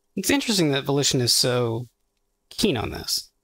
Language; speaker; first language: English; native; English